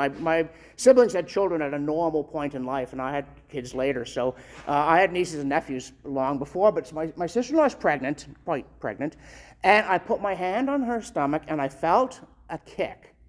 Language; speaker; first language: English; native; English